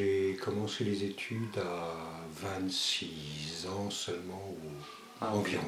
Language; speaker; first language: French; early bilingual, other home language; Spanish